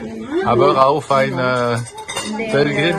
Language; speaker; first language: German; non-native, learner; French